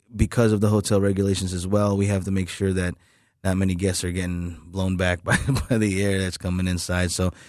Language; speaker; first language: English; native; English